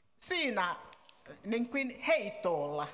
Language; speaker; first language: Finnish; non-native, learner; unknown